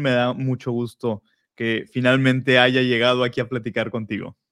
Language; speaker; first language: Spanish; native; Spanish